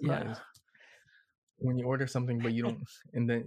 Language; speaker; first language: English; native; English